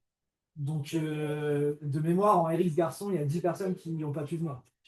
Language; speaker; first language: French; native; French